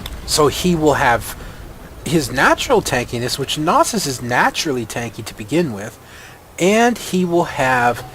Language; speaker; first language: English; native; English